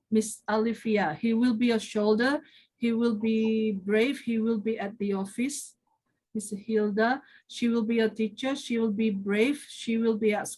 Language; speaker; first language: English; non-native, fluent; Indonesian